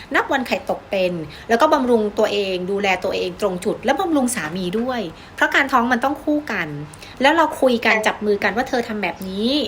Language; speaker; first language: Thai; native; Thai